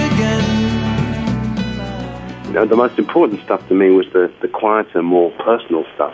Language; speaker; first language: English; native; English